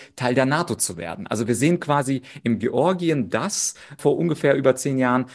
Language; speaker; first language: German; early bilingual, other home language; Russian